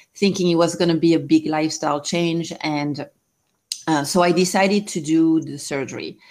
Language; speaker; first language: English; non-native, fluent; French